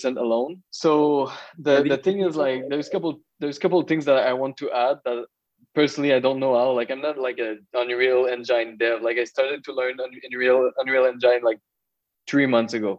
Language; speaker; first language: English; native; English